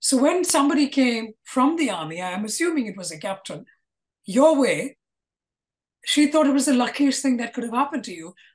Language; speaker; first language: English; non-native, local second language; Malayalam